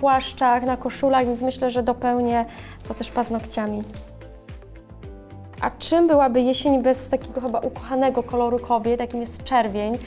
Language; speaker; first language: Polish; native; Polish